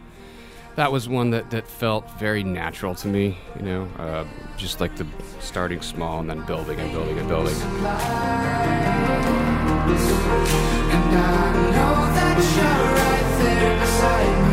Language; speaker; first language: English; native; English